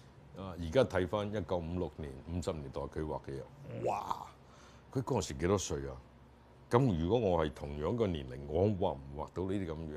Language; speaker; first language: Chinese; native; Chinese